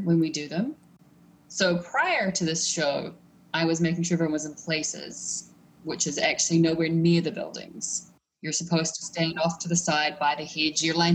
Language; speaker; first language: English; native; English